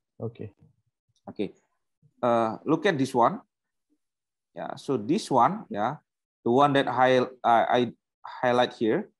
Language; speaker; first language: English; non-native, learner; Indonesian